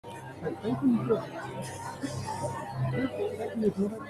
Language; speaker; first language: Dutch; non-native, learner; Indonesian